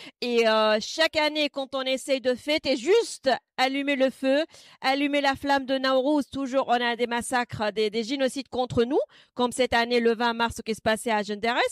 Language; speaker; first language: French; non-native, fluent; Kurdish